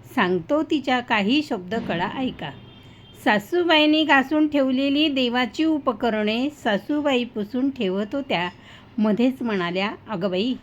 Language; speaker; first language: Marathi; non-native, local second language; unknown